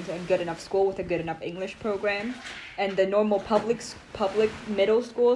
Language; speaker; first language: English; non-native, fluent; Vietnamese